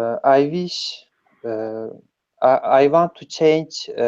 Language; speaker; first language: English; non-native, learner; Turkish